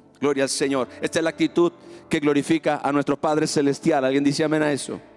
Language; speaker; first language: Spanish; native; Spanish